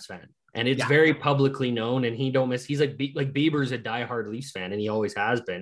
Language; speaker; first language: English; native; English